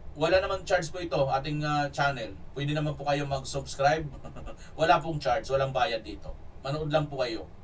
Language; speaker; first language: Filipino; non-native, local second language; Cebuano